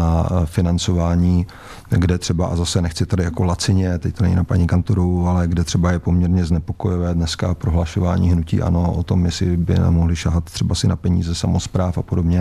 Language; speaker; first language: Czech; native; Czech